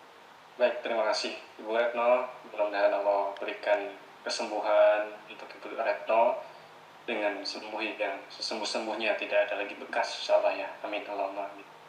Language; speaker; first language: Malay; native; Malay